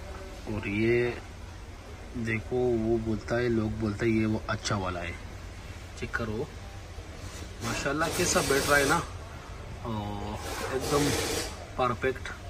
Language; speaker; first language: Hindi; non-native, fluent; Pashto